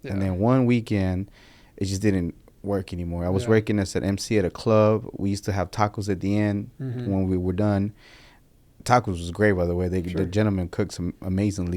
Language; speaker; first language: English; early bilingual, other home language; Spanish